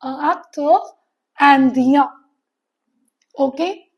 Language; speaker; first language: French; non-native, fluent; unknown